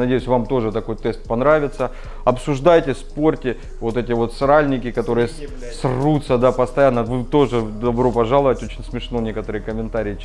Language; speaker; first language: Russian; native; Russian